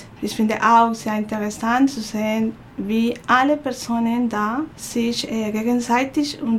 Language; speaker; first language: German; non-native, fluent; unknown